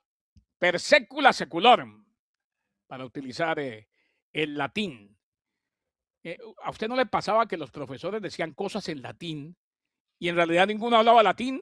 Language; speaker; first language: Spanish; native; Spanish